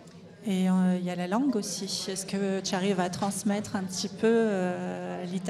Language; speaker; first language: French; native; French